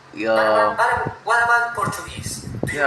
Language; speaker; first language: English; non-native, fluent; Spanish